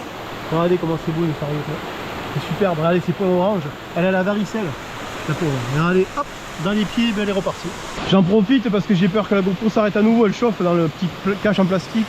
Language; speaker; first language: French; native; French